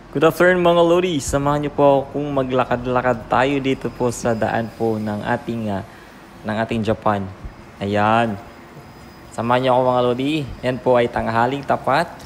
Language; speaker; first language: Filipino; native; Filipino